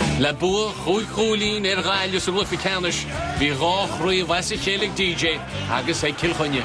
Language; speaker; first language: Irish; native; Irish